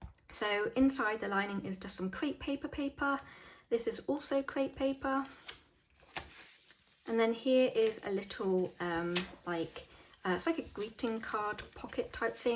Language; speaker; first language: English; native; English